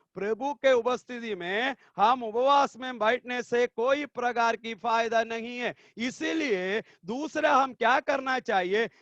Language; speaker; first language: Hindi; non-native, local second language; Malayalam